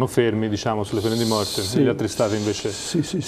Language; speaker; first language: Italian; native; Italian